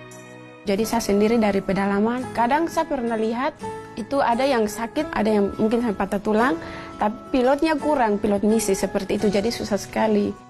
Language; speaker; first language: Indonesian; non-native, local second language; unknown